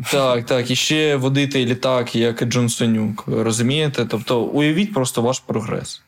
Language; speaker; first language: Ukrainian; non-native, local second language; Russian